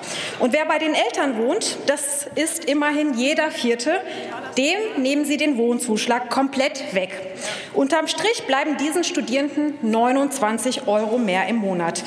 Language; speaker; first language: German; early bilingual, other home language; Turkish